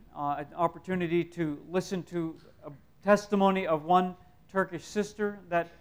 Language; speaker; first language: English; native; English